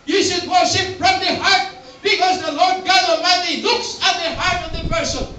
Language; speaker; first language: English; non-native, local second language; Filipino